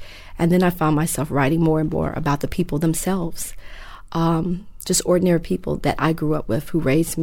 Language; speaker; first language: English; native; English